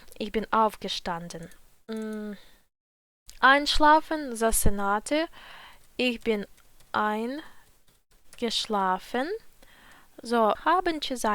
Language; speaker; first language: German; non-native, fluent; Ukrainian